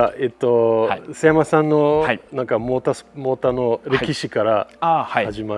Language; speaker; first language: Japanese; non-native, fluent; English